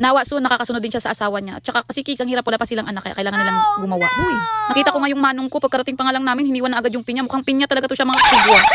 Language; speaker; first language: Filipino; non-native, local second language; Cebuano